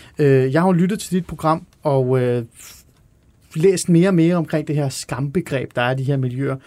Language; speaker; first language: Danish; early bilingual, other home language; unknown